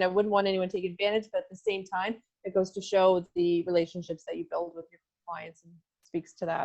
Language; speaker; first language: English; native; English